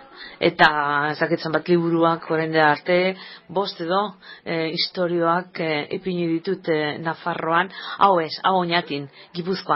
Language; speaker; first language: Basque; non-native, local second language; Spanish